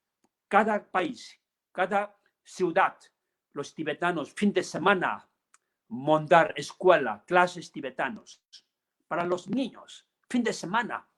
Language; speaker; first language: Spanish; non-native, learner; Tibetan